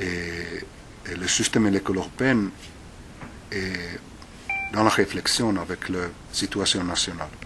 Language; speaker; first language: French; non-native, fluent; Finnish